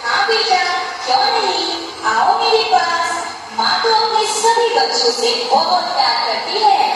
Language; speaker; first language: Hindi; native; Hindi